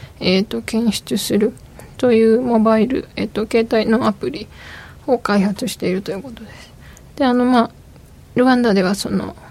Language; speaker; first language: Japanese; native; Japanese